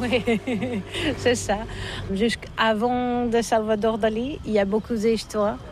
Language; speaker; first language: French; non-native, learner; Catalan